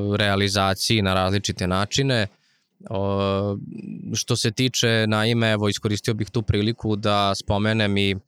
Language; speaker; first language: Serbian; non-native, local second language; Rusyn